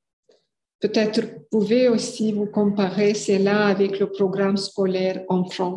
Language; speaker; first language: French; non-native, fluent; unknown